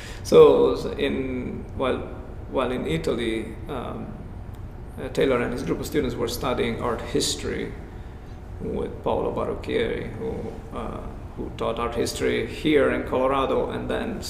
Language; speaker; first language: English; non-native, fluent; Romanian